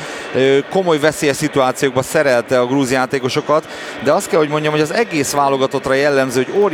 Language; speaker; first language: Hungarian; native; Hungarian